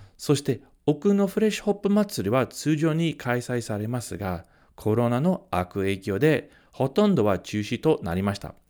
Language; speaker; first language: Japanese; non-native, fluent; English